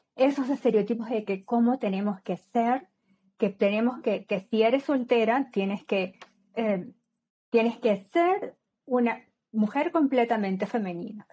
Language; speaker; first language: Spanish; native; Spanish